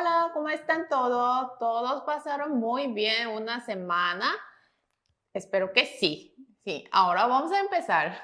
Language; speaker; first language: Spanish; non-native, fluent; Korean